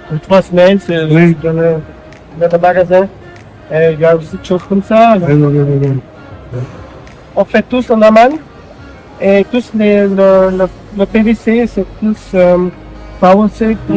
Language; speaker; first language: French; non-native, learner; German